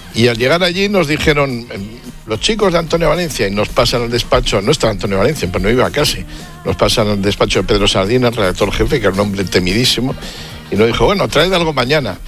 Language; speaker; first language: Spanish; native; Spanish